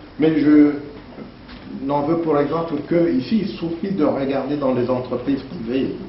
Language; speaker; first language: French; non-native, local second language; Luba-Lulua